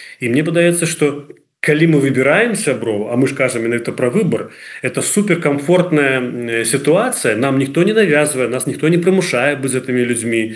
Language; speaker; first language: Belarusian; non-native, local second language; Russian